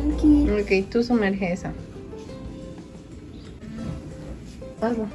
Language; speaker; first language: Spanish; native; Spanish